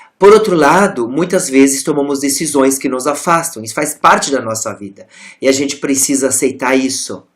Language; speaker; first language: Portuguese; non-native, local second language; German